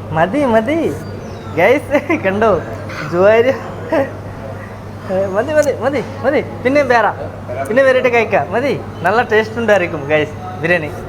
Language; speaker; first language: Malayalam; non-native, learner; Bangla